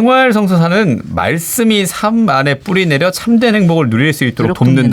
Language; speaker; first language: Korean; native; Korean